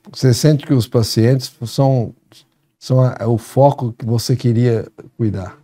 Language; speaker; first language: Portuguese; native; Portuguese